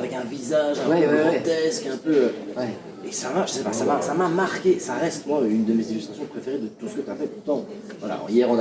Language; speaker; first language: French; native; French